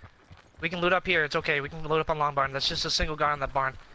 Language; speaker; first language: English; native; English